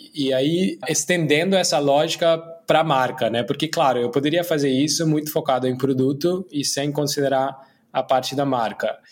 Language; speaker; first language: Portuguese; non-native, fluent; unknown